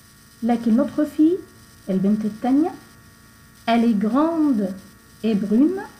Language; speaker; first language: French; non-native, fluent; Arabic